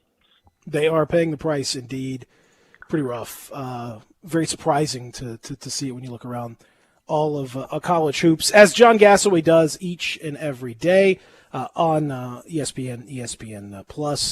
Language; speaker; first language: English; native; English